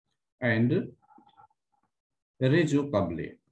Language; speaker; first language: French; non-native, fluent; Hindi